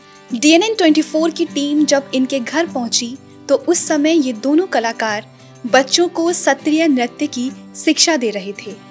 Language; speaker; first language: Hindi; native; Hindi